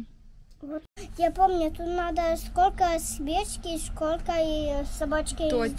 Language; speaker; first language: Russian; early bilingual, heritage; Russian